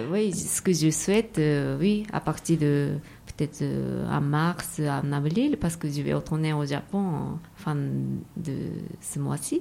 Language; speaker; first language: French; non-native, fluent; Japanese